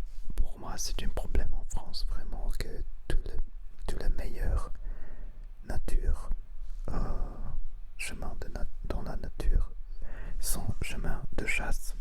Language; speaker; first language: French; non-native, learner; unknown